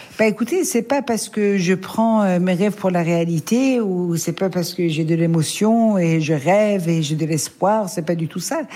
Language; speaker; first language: French; non-native, fluent; Persian